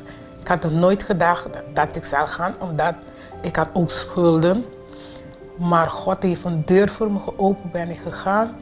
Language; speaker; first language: Dutch; non-native, local second language; Papiamento